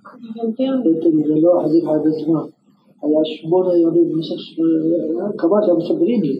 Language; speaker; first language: Hebrew; non-native, fluent; Arabic